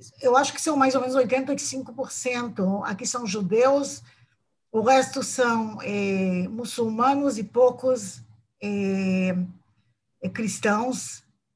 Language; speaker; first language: Portuguese; non-native, fluent; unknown